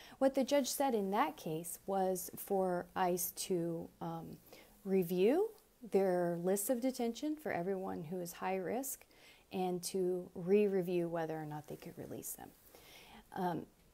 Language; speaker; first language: English; native; English